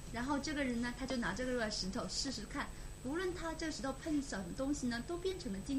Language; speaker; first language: Chinese; native; Chinese